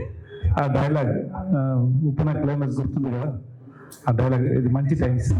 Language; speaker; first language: Telugu; non-native, learner; Tamil